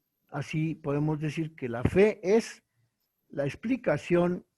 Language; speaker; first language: Spanish; native; Spanish